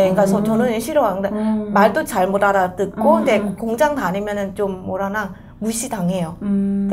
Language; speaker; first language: Korean; non-native, fluent; Vietnamese